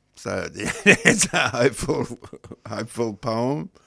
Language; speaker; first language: English; non-native, local second language; Ukrainian